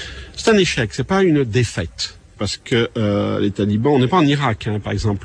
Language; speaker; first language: French; native; French